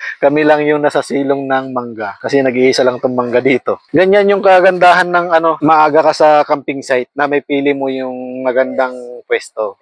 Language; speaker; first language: Filipino; native; Filipino